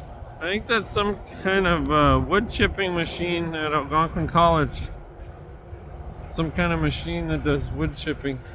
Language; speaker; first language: English; native; English